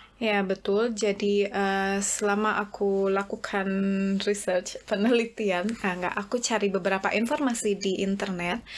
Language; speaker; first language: Indonesian; native; Indonesian